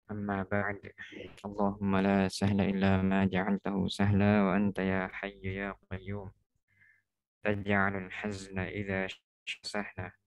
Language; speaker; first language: Arabic; non-native, fluent; Indonesian